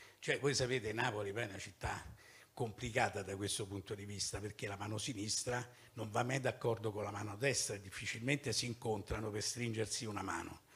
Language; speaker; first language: Italian; native; Italian